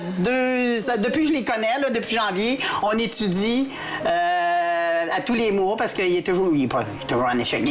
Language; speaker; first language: French; native; French